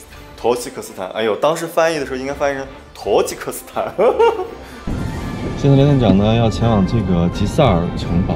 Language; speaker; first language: Chinese; native; Chinese